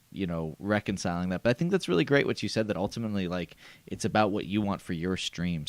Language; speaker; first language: English; native; English